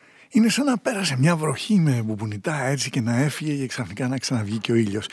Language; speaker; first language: Greek; native; Greek